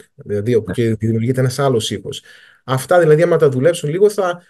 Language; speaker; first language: Greek; native; Greek